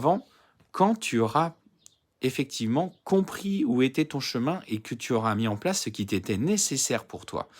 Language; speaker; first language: French; native; French